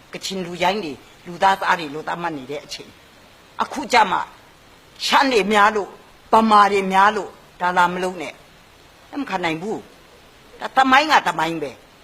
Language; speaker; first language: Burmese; non-native, local second language; Kachin